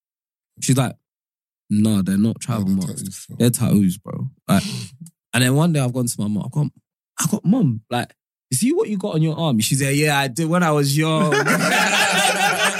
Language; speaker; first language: English; non-native, local second language; Yoruba